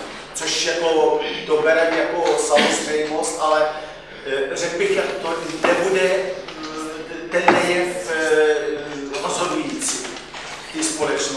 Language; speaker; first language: Czech; non-native, fluent; Arabic